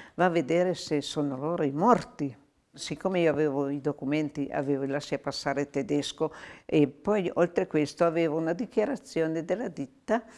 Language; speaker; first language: Italian; native; Italian